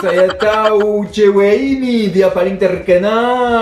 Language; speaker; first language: Indonesian; non-native, fluent; French